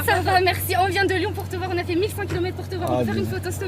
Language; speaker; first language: French; native; French